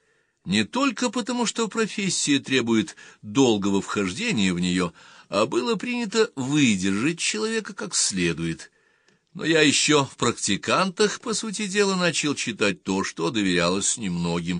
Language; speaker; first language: Russian; native; Russian